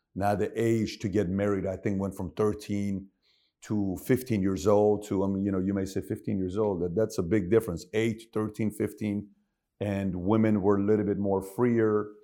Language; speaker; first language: English; early bilingual, other home language; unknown